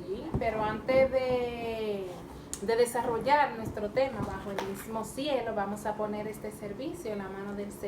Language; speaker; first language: Spanish; native; Spanish